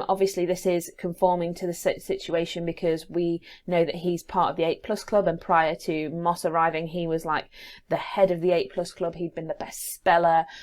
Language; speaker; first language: English; native; English